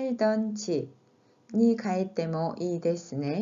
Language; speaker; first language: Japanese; non-native, fluent; Korean